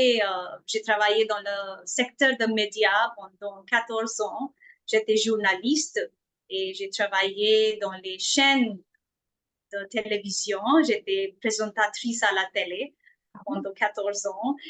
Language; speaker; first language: French; non-native, fluent; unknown